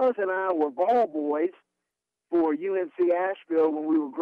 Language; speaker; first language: English; native; English